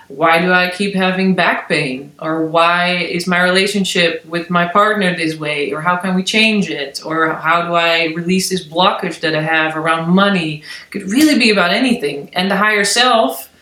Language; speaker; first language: English; non-native, fluent; Dutch